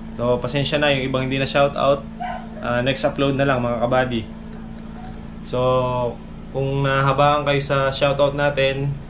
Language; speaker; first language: Filipino; non-native, local second language; Pampanga